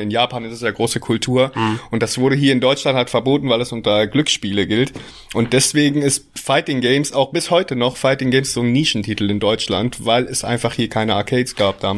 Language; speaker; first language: German; native; German